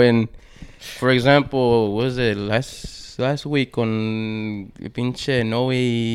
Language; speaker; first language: English; early bilingual, other home language; Spanish